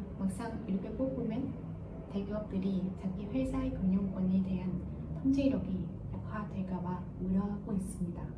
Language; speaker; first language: Korean; non-native, learner; Vietnamese